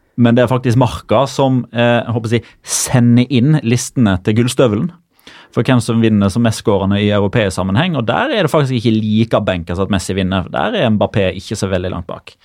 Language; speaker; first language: Norwegian; native; Norwegian